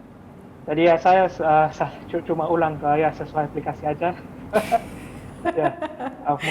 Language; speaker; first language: Indonesian; non-native, fluent; English